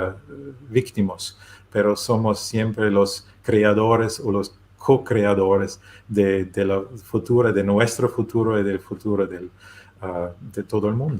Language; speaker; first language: Spanish; non-native, learner; German